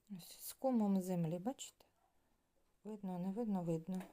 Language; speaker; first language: Ukrainian; native; Ukrainian